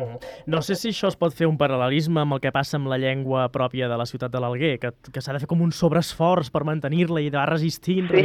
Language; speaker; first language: Catalan; native; Catalan